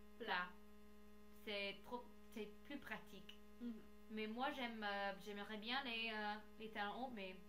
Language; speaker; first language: French; non-native, learner; English